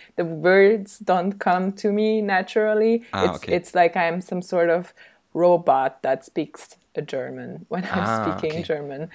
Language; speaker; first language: English; early bilingual, other home language; Hungarian